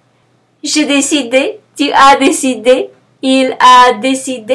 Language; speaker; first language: French; non-native, fluent; English